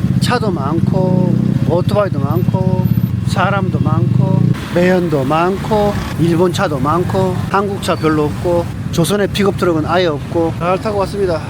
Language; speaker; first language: Korean; native; Korean